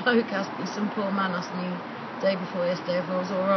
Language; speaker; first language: English; native; English